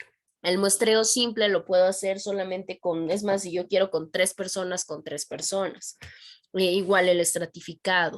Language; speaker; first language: Spanish; native; Spanish